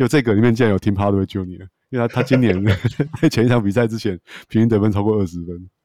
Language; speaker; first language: Chinese; native; Chinese